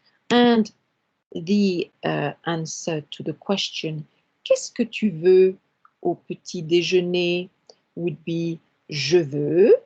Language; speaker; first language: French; non-native, fluent; English